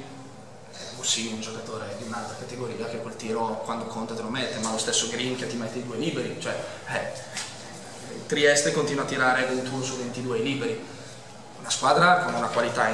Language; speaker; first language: Italian; native; Italian